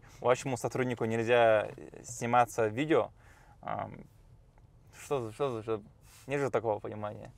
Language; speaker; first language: Russian; native; Russian